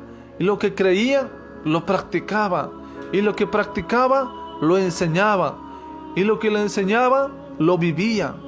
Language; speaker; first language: Spanish; native; Spanish